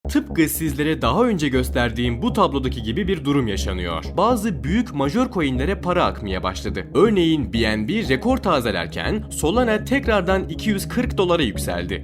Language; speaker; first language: Turkish; native; Turkish